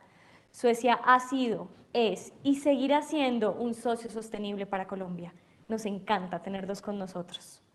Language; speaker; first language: Spanish; native; Spanish